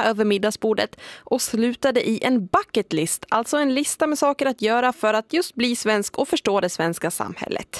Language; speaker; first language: Swedish; native; Swedish